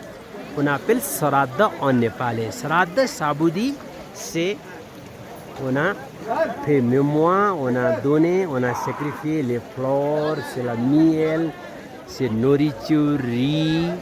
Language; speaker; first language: French; non-native, learner; Nepali